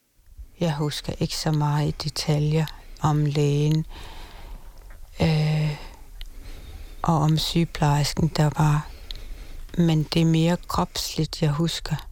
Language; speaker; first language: Danish; non-native, local second language; Kalaallisut